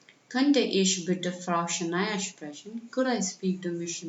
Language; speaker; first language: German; non-native, fluent; Hindi